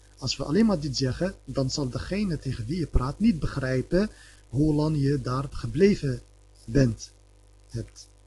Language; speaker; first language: Dutch; early bilingual, other home language; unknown